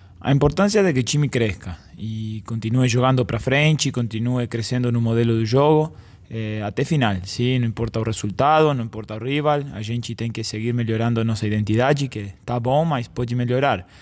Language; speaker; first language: Portuguese; non-native, fluent; Spanish